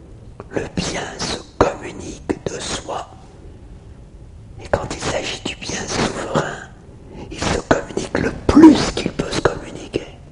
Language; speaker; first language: French; native; French